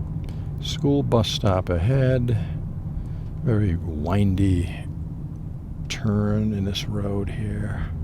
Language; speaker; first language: English; native; English